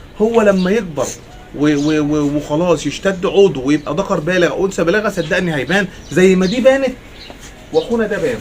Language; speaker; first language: Arabic; native; Arabic